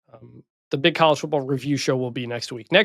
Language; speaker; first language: English; native; English